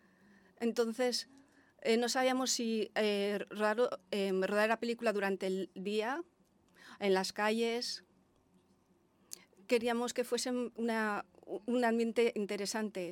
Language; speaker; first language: Spanish; non-native, fluent; Lithuanian